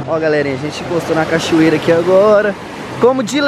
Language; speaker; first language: Portuguese; native; Portuguese